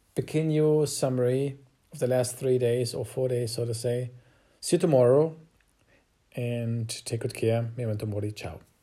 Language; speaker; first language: English; non-native, fluent; German